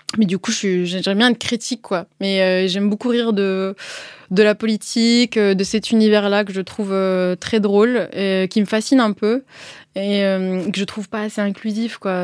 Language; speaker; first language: French; early bilingual, other home language; Arabic